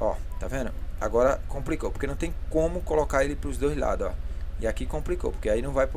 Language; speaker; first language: Portuguese; native; Portuguese